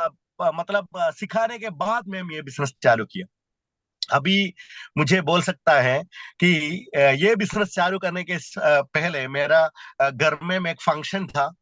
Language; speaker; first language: Hindi; non-native, local second language; Malayalam